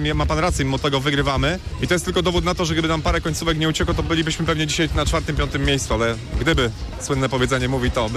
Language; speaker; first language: Polish; native; Polish